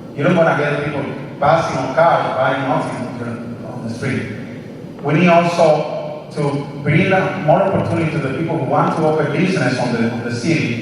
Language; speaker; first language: English; non-native, learner; Spanish